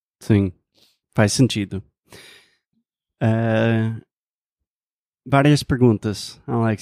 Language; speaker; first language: Portuguese; non-native, fluent; English